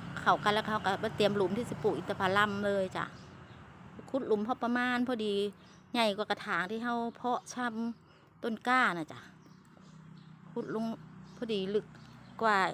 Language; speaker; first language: Thai; non-native, local second language; Lao